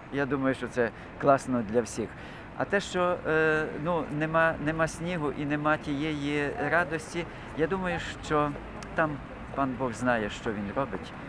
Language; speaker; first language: Ukrainian; native; Ukrainian